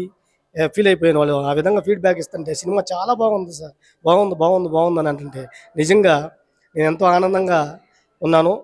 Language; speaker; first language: Telugu; native; Telugu